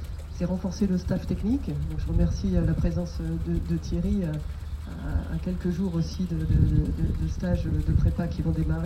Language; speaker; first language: French; native; French